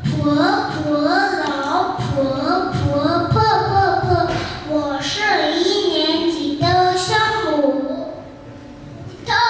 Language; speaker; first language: Chinese; non-native, learner; Mongolian